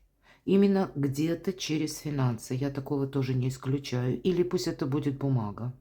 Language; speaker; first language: Russian; native; Russian